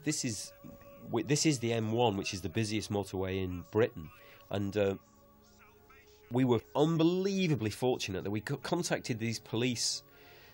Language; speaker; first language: English; native; English